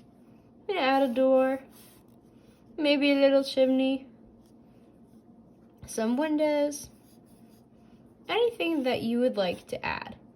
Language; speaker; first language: English; native; English